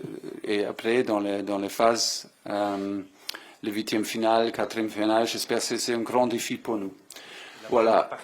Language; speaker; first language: French; non-native, fluent; German